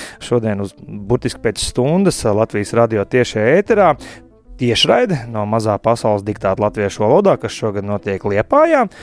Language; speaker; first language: Latvian; native; Latvian